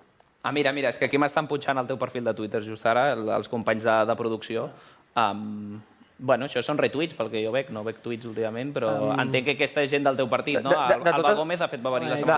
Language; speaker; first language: Catalan; native; Catalan